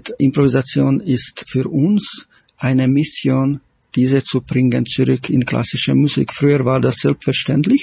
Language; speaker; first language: German; non-native, fluent; Slovak